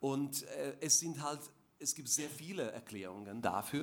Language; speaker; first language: German; non-native, fluent; Slovak